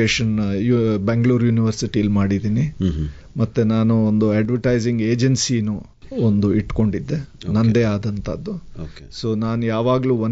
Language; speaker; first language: Kannada; native; Kannada